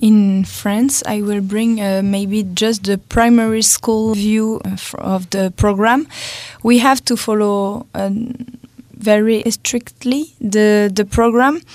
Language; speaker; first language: English; non-native, fluent; French